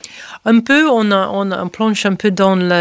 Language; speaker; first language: French; non-native, fluent; English